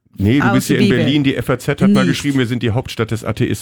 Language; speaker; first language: German; native; German